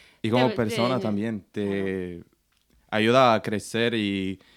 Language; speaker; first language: Spanish; non-native, learner; Portuguese